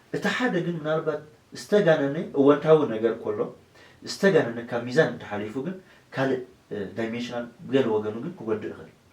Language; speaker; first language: Tigrinya; non-native, local second language; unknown